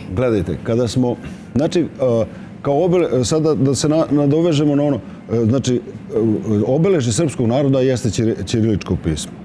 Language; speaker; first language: Serbian; native; Serbian